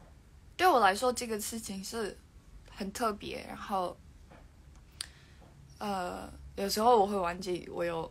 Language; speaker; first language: Chinese; non-native, learner; Mongolian